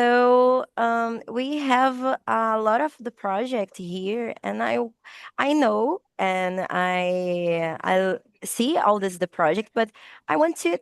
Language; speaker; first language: English; non-native, learner; Portuguese